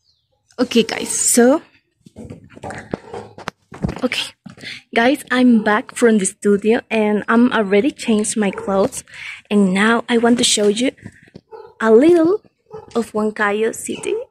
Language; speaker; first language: English; non-native, learner; Spanish